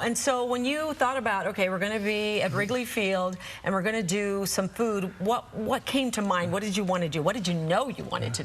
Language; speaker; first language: English; native; English